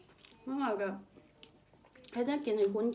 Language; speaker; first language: English; non-native, learner; Thai